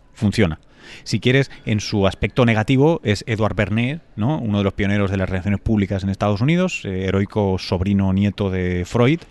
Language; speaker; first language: Spanish; native; Spanish